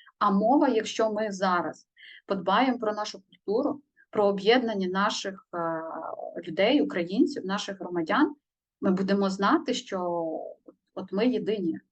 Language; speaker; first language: Ukrainian; native; Ukrainian